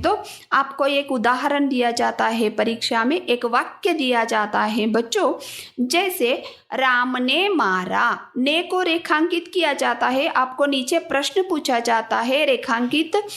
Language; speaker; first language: Hindi; non-native, local second language; Kannada